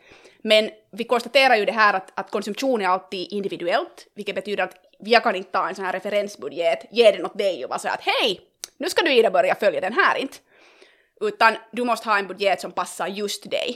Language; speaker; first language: Swedish; native; Swedish